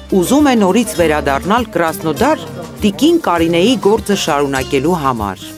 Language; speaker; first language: Armenian; native; Armenian